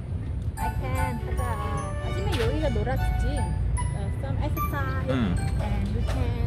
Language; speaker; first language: English; non-native, learner; Vietnamese